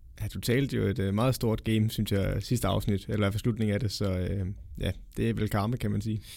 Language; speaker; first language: Danish; native; Danish